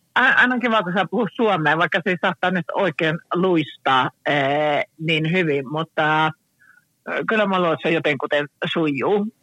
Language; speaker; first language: Finnish; early bilingual, heritage; Finnish